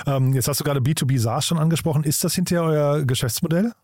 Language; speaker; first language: German; native; German